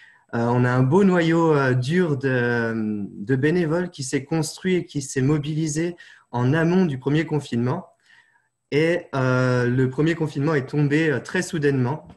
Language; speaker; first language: French; native; French